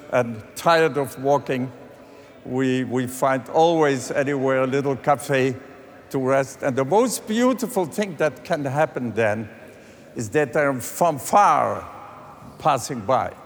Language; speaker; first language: English; non-native, fluent; Dutch